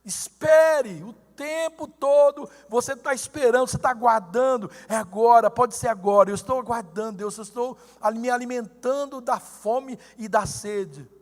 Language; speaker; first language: Portuguese; native; Portuguese